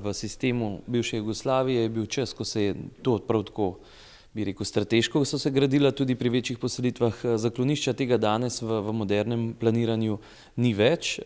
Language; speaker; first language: Slovenian; native; Slovenian